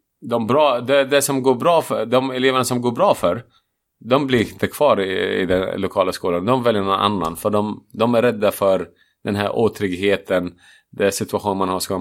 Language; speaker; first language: Swedish; non-native, fluent; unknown